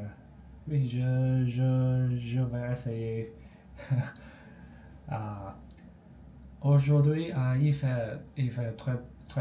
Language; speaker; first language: French; non-native, learner; Chinese